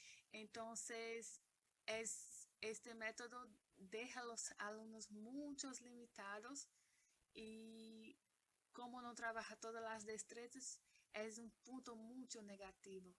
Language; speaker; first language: Spanish; non-native, learner; Portuguese